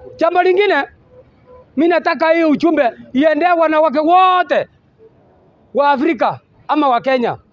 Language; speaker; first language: Swahili; non-native, local second language; Gusii